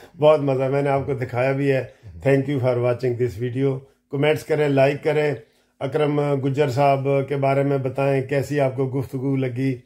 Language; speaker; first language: Urdu; non-native, local second language; Punjabi